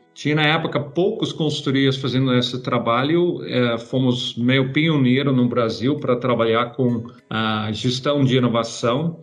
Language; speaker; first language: Portuguese; non-native, fluent; German